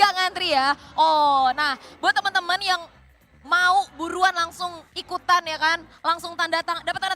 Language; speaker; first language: Indonesian; native; Indonesian